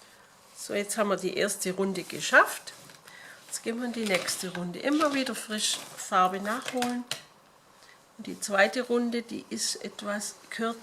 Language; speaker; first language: German; native; German